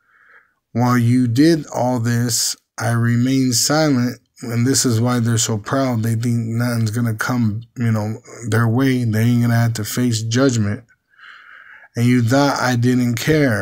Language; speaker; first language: English; native; English